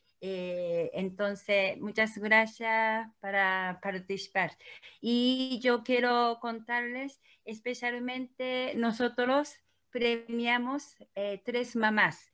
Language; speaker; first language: Spanish; non-native, learner; Korean